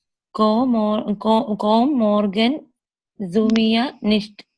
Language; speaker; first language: German; non-native, learner; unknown